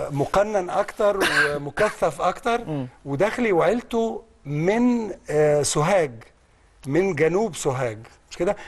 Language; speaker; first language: Arabic; native; Arabic